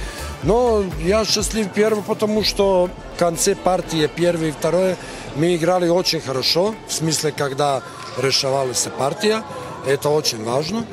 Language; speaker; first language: Russian; non-native, fluent; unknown